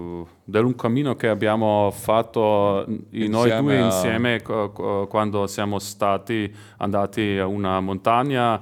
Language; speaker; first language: Italian; non-native, learner; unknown